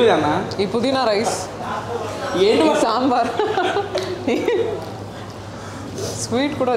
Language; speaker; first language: Telugu; non-native, learner; Tamil